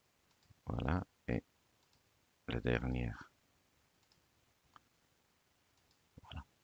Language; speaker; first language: French; non-native, fluent; Italian